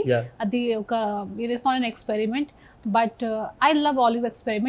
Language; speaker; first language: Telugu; non-native, local second language; Hindi